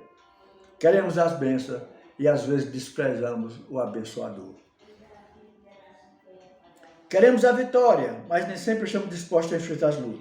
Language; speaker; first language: Portuguese; native; Portuguese